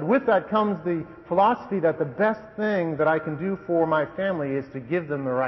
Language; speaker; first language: English; native; English